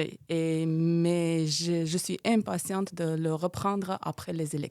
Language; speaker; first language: French; non-native, fluent; Armenian